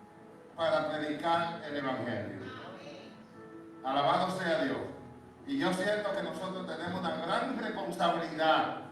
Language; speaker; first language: Spanish; native; Spanish